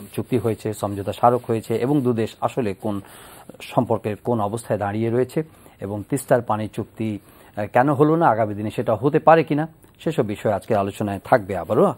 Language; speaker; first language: Bangla; native; Bangla